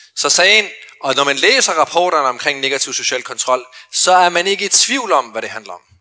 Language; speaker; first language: Danish; early bilingual, other home language; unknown